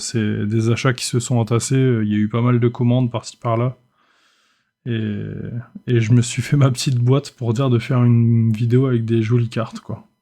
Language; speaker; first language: French; native; French